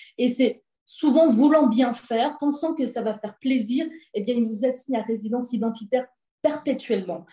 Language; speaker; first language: French; early bilingual, other home language; Turkish